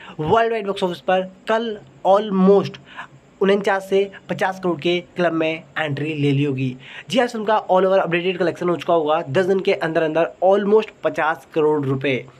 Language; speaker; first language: Hindi; native; Hindi